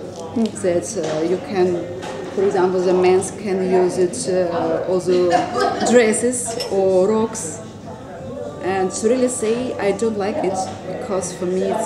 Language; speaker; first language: English; non-native, learner; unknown